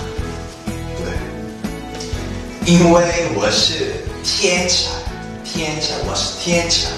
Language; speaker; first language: Chinese; non-native, learner; Korean